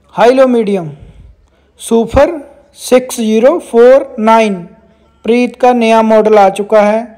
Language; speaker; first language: Hindi; native; Hindi